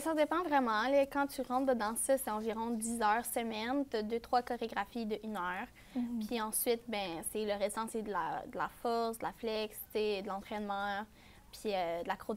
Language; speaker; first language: French; native; French